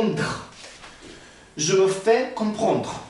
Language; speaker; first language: French; non-native, learner; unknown